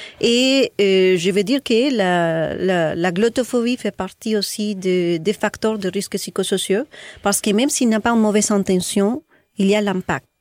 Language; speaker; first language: French; non-native, fluent; Spanish